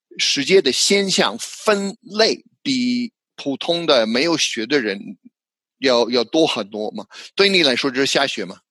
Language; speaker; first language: Chinese; non-native, fluent; English